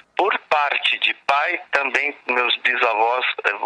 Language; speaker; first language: Portuguese; native; Portuguese